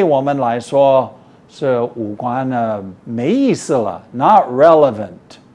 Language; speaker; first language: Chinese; non-native, fluent; English